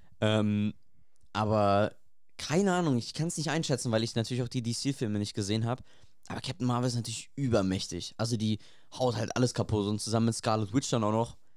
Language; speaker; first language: German; native; German